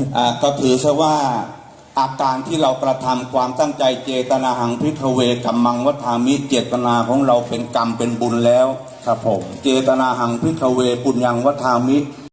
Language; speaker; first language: Thai; native; Thai